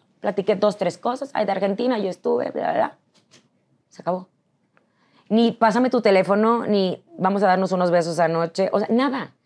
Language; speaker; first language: Spanish; native; Spanish